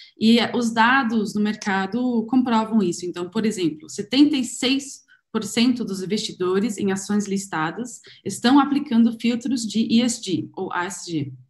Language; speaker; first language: Portuguese; non-native, fluent; German